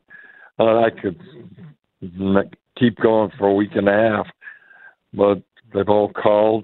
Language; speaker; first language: English; native; English